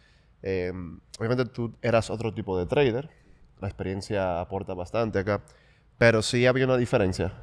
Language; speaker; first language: Spanish; native; Spanish